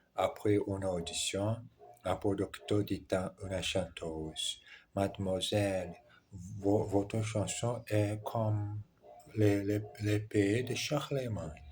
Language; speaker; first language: French; non-native, learner; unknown